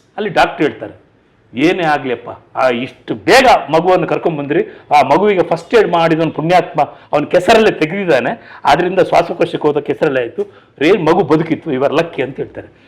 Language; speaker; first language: Kannada; non-native, local second language; Tulu